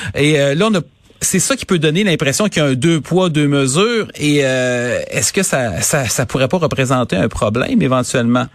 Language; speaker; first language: French; native; French